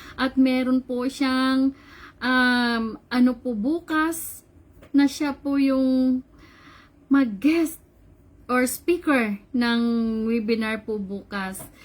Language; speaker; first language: Filipino; non-native, local second language; Cebuano